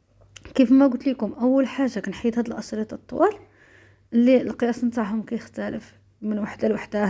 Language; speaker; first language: Arabic; native; Arabic